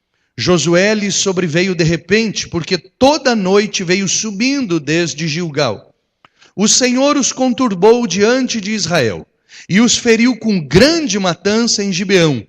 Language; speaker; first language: Portuguese; native; Portuguese